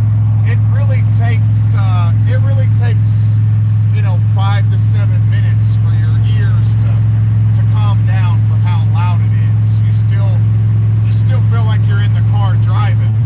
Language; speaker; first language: English; native; English